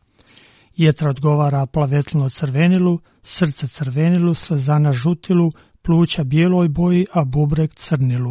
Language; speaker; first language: Croatian; non-native, fluent; Chinese